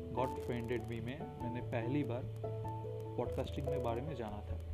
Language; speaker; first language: Hindi; non-native, local second language; Bangla